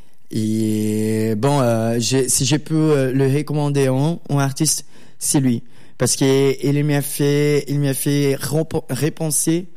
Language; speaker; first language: French; non-native, learner; Portuguese